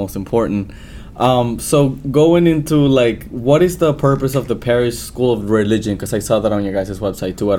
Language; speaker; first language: English; non-native, fluent; Spanish